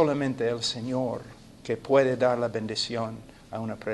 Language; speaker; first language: Spanish; non-native, fluent; English